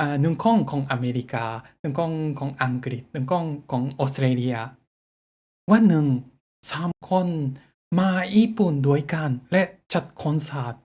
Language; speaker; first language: Thai; non-native, learner; Japanese